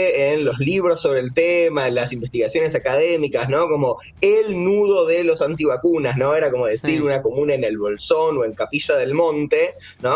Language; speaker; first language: Spanish; native; Spanish